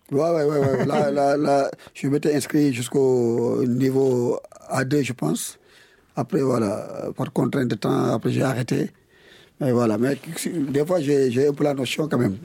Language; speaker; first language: French; non-native, local second language; Wolof